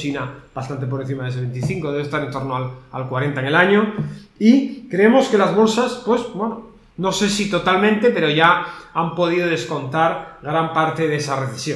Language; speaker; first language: Spanish; native; Spanish